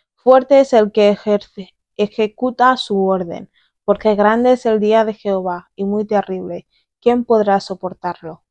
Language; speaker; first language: Spanish; early bilingual, other home language; English